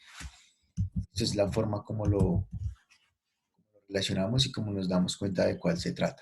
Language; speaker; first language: Spanish; native; Spanish